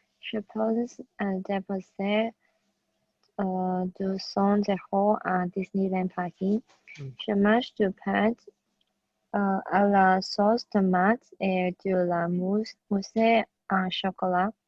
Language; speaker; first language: French; non-native, learner; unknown